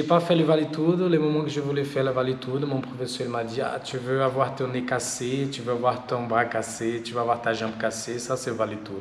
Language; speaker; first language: French; non-native, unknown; Portuguese